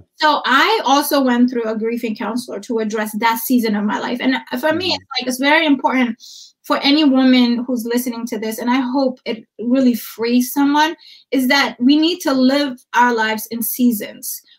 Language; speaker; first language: English; non-native, fluent; Amharic